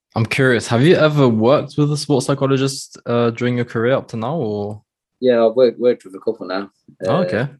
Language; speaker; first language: English; native; English